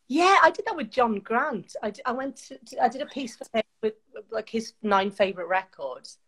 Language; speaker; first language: English; native; English